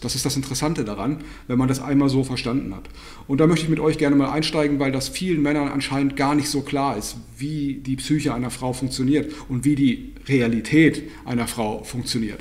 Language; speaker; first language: German; native; German